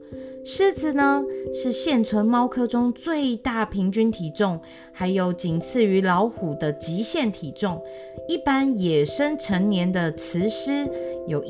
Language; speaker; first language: Chinese; native; Chinese